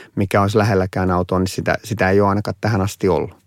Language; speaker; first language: Finnish; native; Finnish